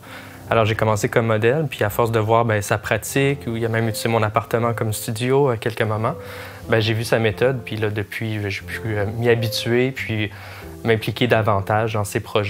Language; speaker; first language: French; native; French